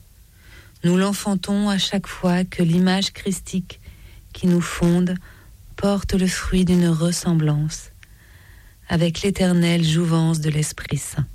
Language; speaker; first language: French; native; French